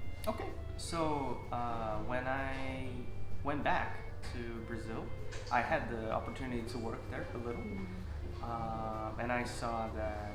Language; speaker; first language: English; non-native, fluent; Portuguese